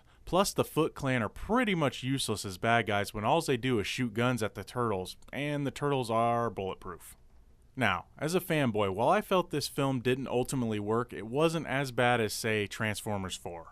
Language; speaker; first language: English; native; English